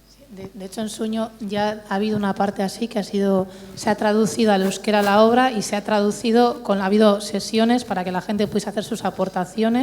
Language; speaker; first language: Spanish; native; Spanish